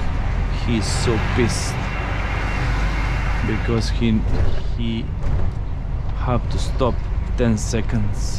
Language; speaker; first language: English; non-native, fluent; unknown